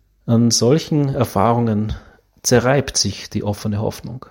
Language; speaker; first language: German; native; German